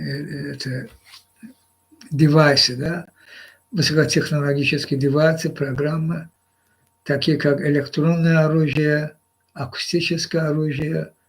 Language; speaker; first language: Russian; non-native, local second language; Azerbaijani